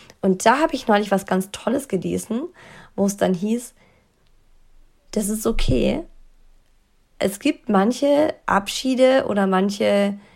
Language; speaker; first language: German; native; German